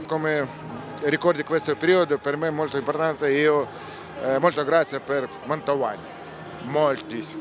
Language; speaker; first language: Italian; non-native, learner; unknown